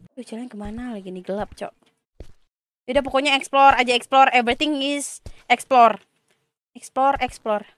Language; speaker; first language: Indonesian; non-native, local second language; Minangkabau